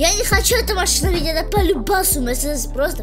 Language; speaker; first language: Russian; native; Russian